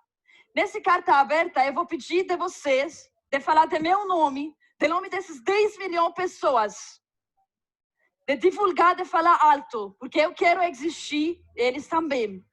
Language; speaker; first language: Portuguese; non-native, fluent; Arabic